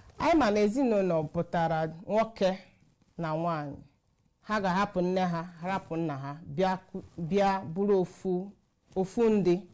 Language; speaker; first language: Igbo; native; Igbo